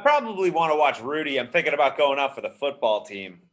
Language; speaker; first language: English; native; English